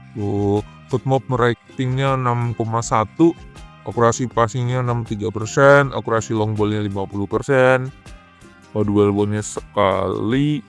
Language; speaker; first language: Indonesian; native; Indonesian